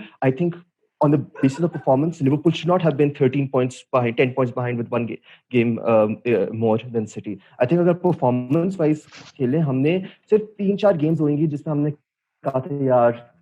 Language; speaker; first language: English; non-native, local second language; Urdu